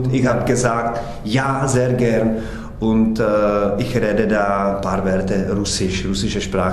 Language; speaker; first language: German; non-native, fluent; Czech